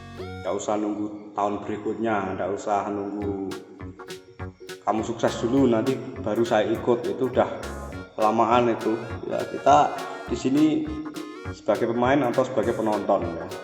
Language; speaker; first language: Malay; non-native, local second language; Javanese